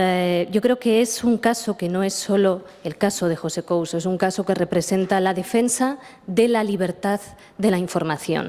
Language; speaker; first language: Spanish; native; Spanish